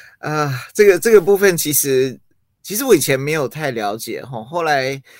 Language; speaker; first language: Chinese; early bilingual, other home language; English